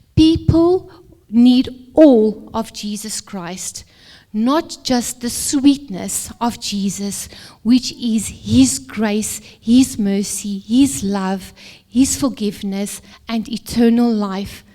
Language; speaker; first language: English; non-native, local second language; Afrikaans